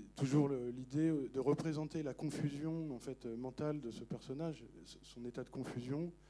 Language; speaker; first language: French; native; French